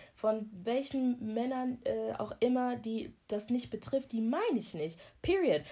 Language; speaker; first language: German; early bilingual, other home language; Akan